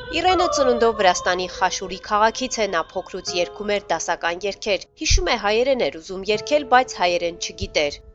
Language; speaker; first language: Armenian; native; Armenian